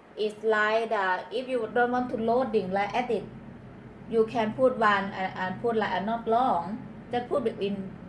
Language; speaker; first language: English; non-native, learner; Northeastern Thai